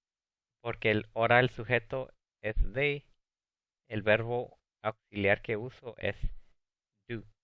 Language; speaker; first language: Spanish; early bilingual, heritage; Spanish